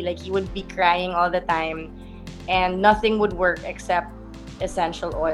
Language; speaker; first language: English; non-native, local second language; Filipino